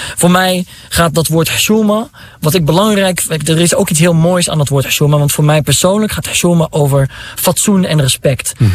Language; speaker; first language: Dutch; early bilingual, other home language; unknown